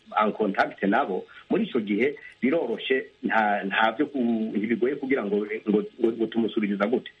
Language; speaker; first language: Rundi; native; Rundi